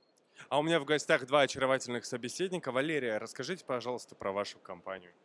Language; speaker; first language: Russian; native; Russian